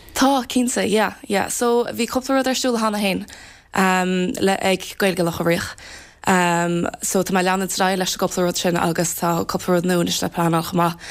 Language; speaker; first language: Irish; native; Irish